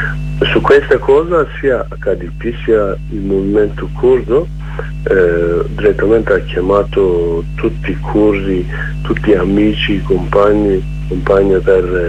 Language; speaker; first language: Italian; non-native, learner; Kurdish